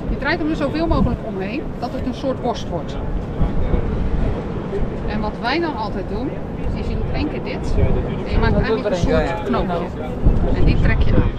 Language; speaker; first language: Dutch; native; Dutch